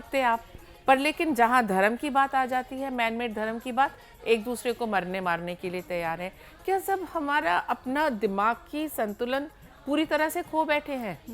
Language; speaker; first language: Hindi; native; Hindi